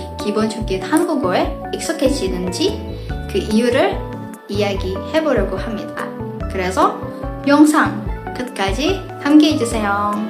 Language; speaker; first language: Korean; non-native, fluent; Indonesian